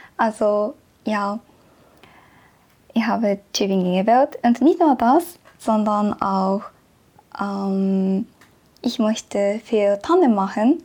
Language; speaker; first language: German; non-native, learner; Japanese